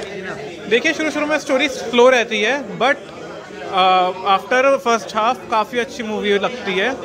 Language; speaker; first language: Hindi; native; Hindi